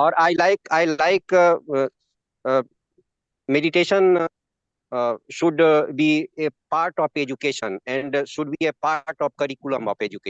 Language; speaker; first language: English; non-native, learner; Hindi